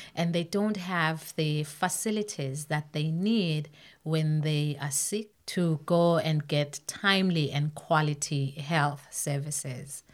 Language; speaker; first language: English; non-native, local second language; North Ndebele